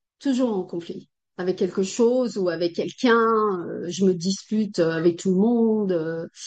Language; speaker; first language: French; non-native, fluent; Portuguese